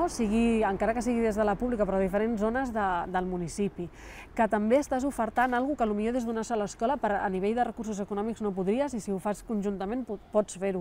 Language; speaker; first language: Catalan; native; Catalan